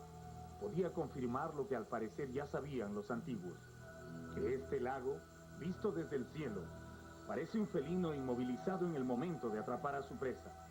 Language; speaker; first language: Spanish; native; Spanish